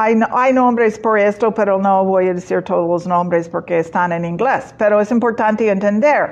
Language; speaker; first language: Spanish; non-native, fluent; English